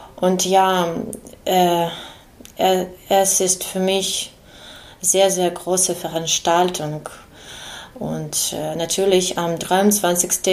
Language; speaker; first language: German; non-native, learner; Ukrainian